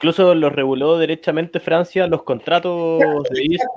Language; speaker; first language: Spanish; native; Spanish